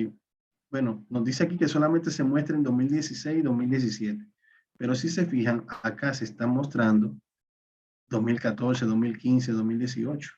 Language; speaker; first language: Spanish; native; Spanish